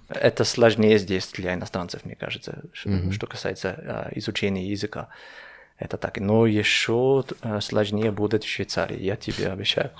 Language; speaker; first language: Russian; non-native, fluent; German